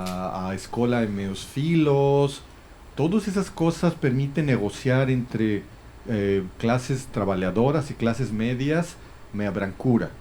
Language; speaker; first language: Portuguese; non-native, learner; Spanish